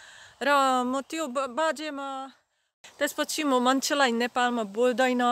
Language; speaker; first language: Nepali; non-native, learner; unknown